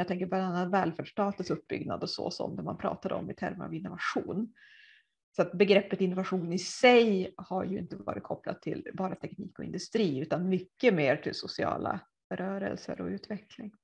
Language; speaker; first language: Swedish; native; Swedish